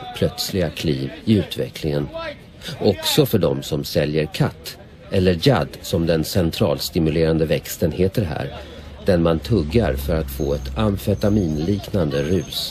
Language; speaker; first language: Swedish; native; Swedish